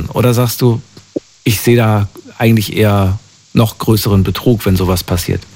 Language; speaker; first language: German; native; German